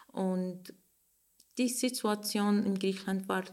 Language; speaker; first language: German; non-native, learner; Arabic